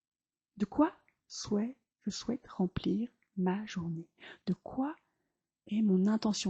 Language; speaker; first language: French; native; French